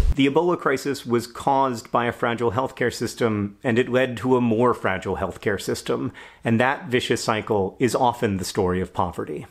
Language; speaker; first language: English; native; English